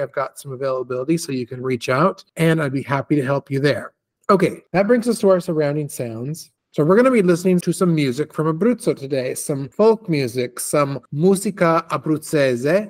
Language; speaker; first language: English; native; English